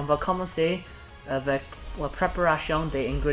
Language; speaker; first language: French; non-native, learner; English